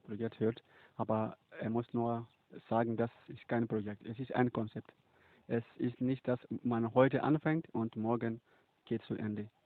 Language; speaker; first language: German; non-native, fluent; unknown